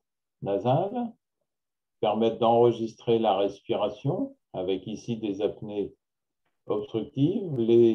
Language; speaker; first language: French; native; French